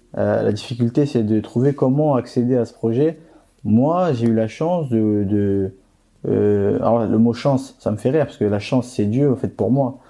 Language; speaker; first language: French; early bilingual, other home language; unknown